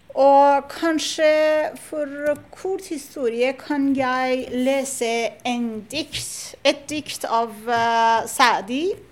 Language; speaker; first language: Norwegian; non-native, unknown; Persian